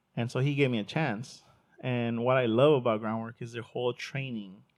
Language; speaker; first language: English; early bilingual, other home language; Spanish